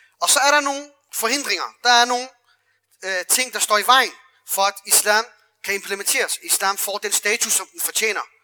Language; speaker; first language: Danish; early bilingual, other home language; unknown